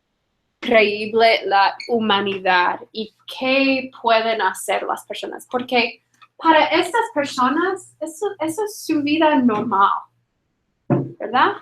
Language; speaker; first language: Spanish; non-native, fluent; English